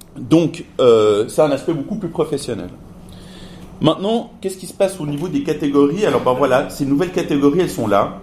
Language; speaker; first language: French; native; French